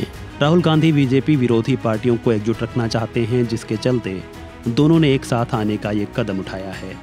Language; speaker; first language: Hindi; native; Hindi